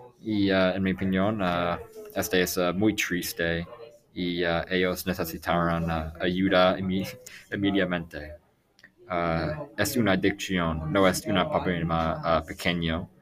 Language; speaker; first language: Spanish; non-native, learner; English